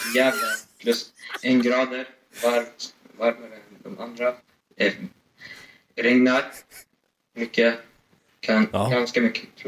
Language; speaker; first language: Swedish; non-native, learner; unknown